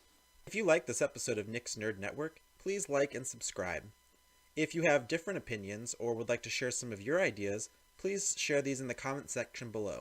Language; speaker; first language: English; native; English